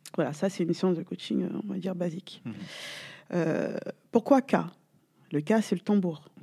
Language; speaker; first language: French; native; French